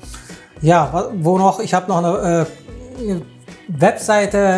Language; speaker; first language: German; native; German